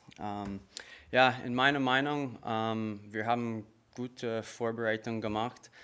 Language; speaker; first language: German; non-native, learner; English